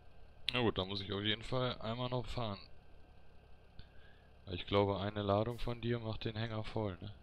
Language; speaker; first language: German; native; German